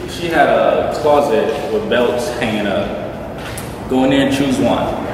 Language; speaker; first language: English; native; English